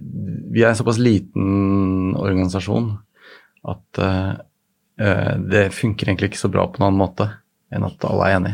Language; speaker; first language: Norwegian; native; Norwegian